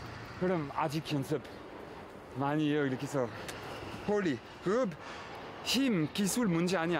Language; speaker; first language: Korean; non-native, learner; French